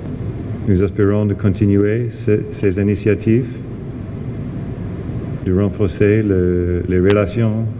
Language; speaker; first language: French; non-native, fluent; English